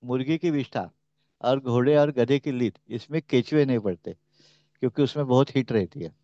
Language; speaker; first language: Hindi; non-native, local second language; Marathi